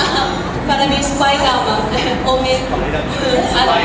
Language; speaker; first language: Portuguese; non-native, fluent; Japanese